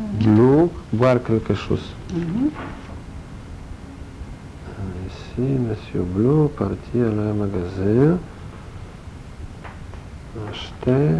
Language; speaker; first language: French; non-native, learner; Polish